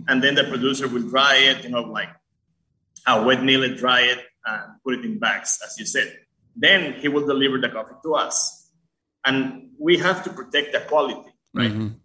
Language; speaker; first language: English; early bilingual, other home language; Spanish